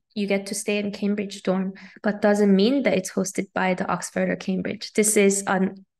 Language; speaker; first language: English; native; English